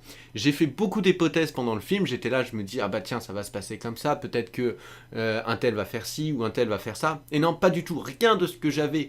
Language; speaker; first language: French; native; French